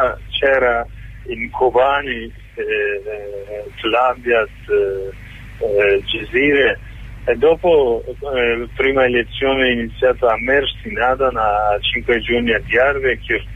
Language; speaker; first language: Italian; non-native, learner; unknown